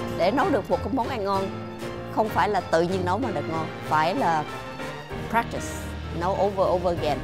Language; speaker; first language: Vietnamese; early bilingual, heritage; Vietnamese